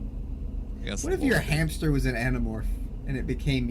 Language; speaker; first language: English; native; English